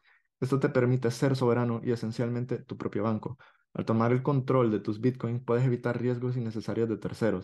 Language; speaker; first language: Spanish; native; Spanish